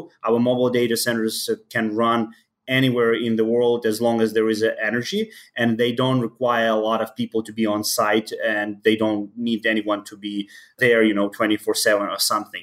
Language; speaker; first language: English; non-native, fluent; Ukrainian